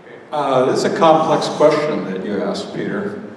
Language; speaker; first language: English; native; English